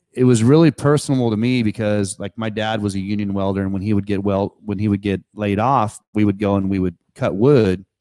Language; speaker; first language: English; native; English